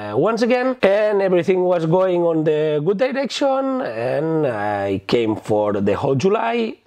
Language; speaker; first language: English; non-native, fluent; Spanish